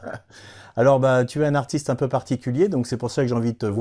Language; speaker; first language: French; native; French